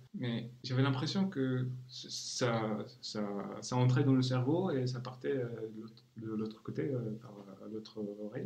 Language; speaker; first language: French; non-native, fluent; Czech